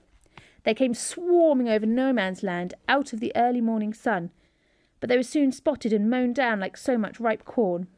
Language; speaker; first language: English; native; English